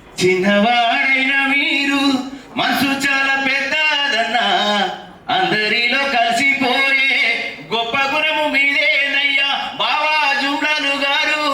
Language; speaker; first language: Telugu; non-native, local second language; Lambadi